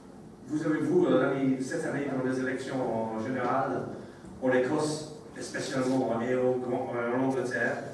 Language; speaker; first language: French; non-native, learner; English